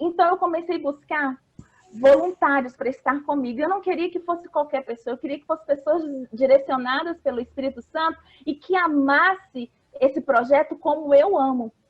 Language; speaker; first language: Portuguese; native; Portuguese